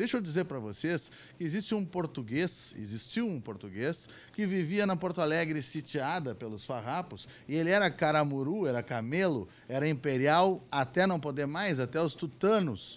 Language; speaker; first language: Portuguese; native; Portuguese